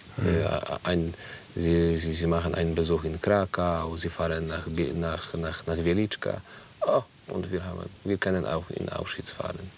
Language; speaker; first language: German; non-native, learner; Polish